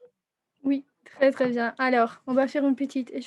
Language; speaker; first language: French; non-native, fluent; Spanish